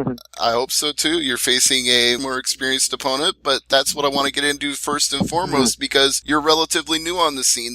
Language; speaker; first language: English; native; English